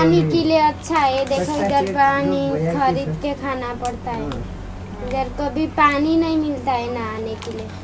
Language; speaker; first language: Hindi; non-native, fluent; Nepali